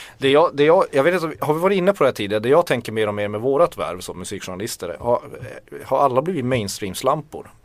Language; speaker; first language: Swedish; native; Swedish